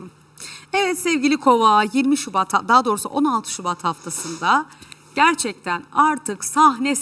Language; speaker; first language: Turkish; native; Turkish